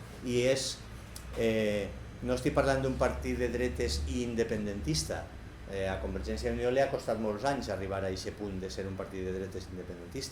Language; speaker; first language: Catalan; native; Catalan